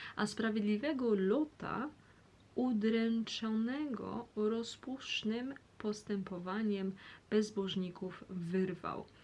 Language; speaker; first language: Polish; early bilingual, heritage; Polish